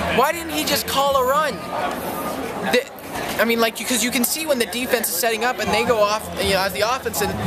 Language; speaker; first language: English; native; English